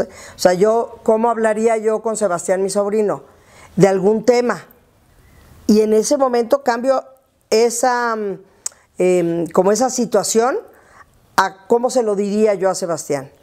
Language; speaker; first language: Spanish; native; Spanish